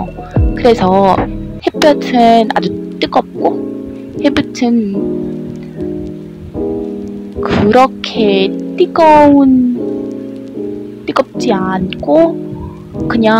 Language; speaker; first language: Korean; non-native, learner; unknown